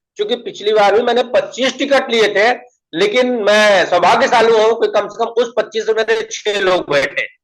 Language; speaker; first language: Hindi; native; Hindi